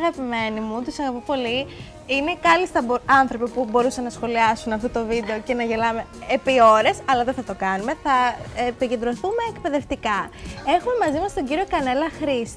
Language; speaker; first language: Greek; native; Greek